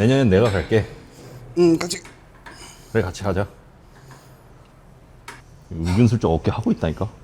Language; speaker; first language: Korean; native; Korean